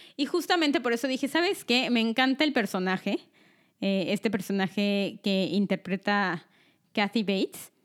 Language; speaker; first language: Spanish; native; Spanish